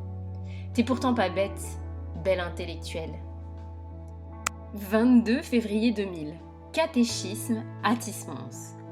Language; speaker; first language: French; native; French